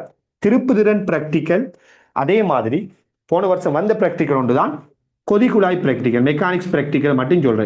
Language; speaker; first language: Tamil; native; Tamil